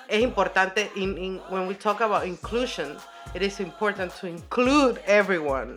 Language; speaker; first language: English; non-native, fluent; Spanish